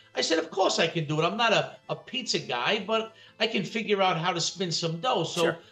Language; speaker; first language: English; native; English